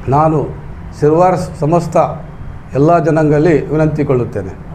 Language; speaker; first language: Kannada; non-native, local second language; Urdu